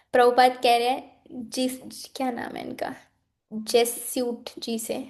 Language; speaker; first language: Hindi; native; Hindi